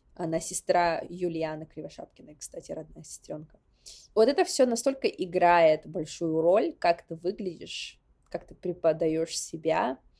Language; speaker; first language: Russian; non-native, local second language; Yakut